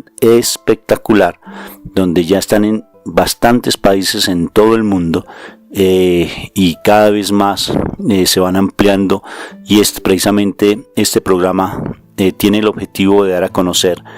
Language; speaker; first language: Spanish; native; Spanish